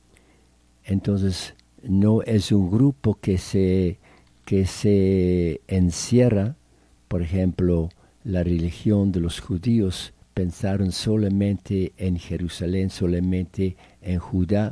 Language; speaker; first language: Spanish; non-native, fluent; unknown